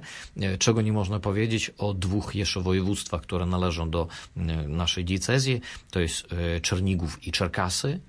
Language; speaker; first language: Polish; non-native, fluent; Russian